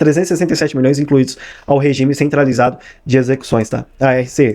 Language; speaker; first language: Portuguese; native; Portuguese